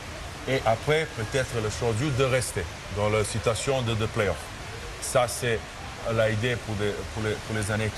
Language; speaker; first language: French; non-native, fluent; Serbian